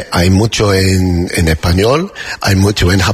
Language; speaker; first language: Spanish; non-native, learner; English